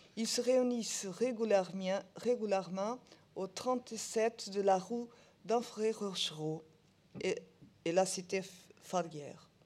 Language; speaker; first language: French; non-native, learner; Portuguese